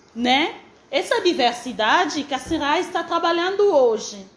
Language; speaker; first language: Portuguese; non-native, fluent; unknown